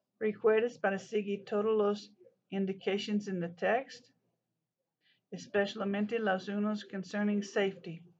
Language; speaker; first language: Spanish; non-native, learner; English